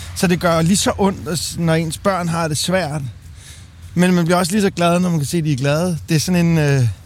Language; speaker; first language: Danish; native; Danish